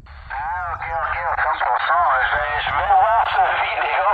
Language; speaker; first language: French; early bilingual, heritage; Italian